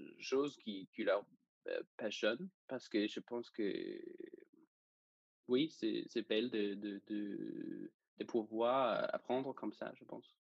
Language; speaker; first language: French; non-native, fluent; Danish